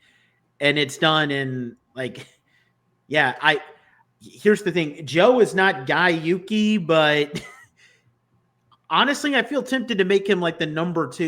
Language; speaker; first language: English; native; English